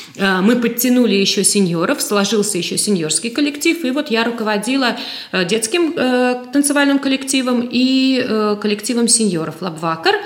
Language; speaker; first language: Russian; native; Russian